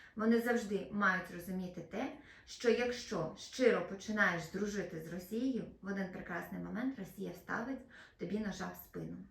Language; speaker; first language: Ukrainian; non-native, local second language; Russian